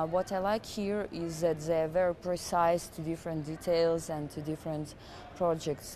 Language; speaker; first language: English; non-native, fluent; Russian